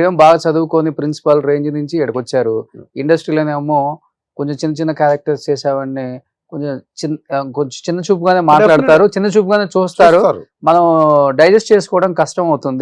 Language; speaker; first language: Telugu; native; Telugu